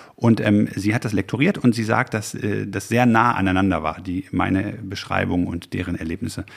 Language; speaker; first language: German; native; German